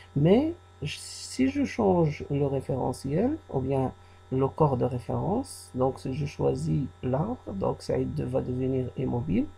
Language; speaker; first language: French; non-native, local second language; Arabic